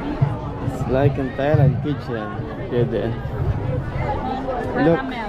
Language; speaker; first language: English; non-native, local second language; Filipino